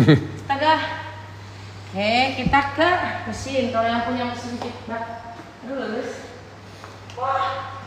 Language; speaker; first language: Indonesian; native; Indonesian